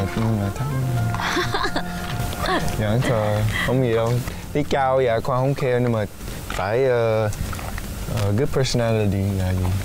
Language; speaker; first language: Vietnamese; early bilingual, heritage; English